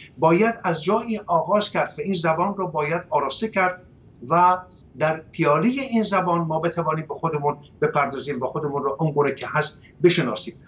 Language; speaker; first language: Persian; non-native, local second language; Assyrian Neo-Aramaic